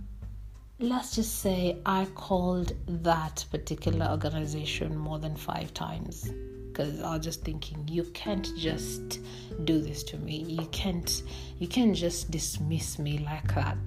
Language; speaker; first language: English; non-native, local second language; Swahili